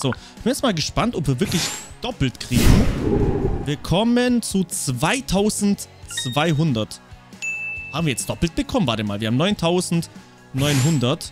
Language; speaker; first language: German; native; German